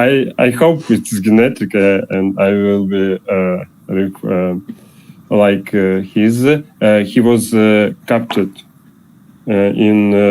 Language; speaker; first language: English; non-native, learner; Russian